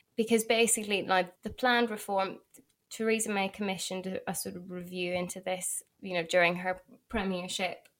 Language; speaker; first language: English; native; English